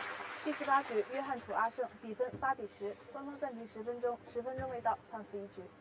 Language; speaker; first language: Chinese; native; Chinese